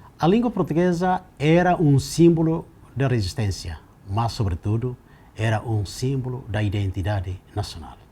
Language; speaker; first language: Portuguese; non-native, local second language; Tetum